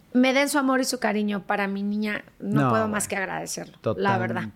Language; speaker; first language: Spanish; native; Spanish